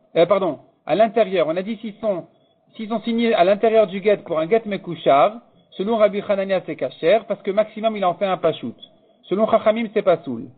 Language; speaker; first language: French; native; French